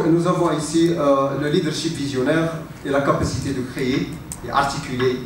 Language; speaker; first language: French; non-native, local second language; Arabic